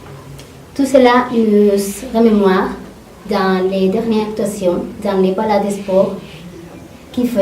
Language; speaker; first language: French; non-native, learner; Spanish